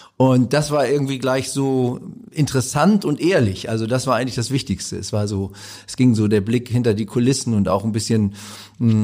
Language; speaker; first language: German; native; German